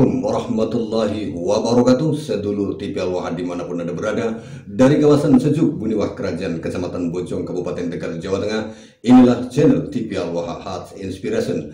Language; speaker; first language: Indonesian; native; Indonesian